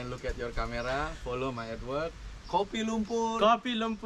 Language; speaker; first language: English; non-native, learner; Indonesian